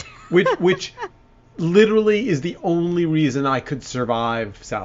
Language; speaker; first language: English; native; English